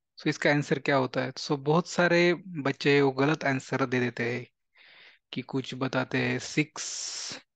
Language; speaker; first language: Hindi; non-native, local second language; Marathi